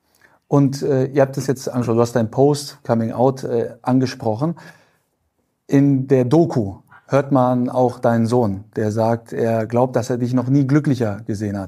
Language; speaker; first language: German; native; German